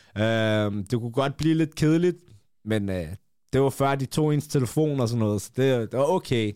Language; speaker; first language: Danish; early bilingual, other home language; Kurdish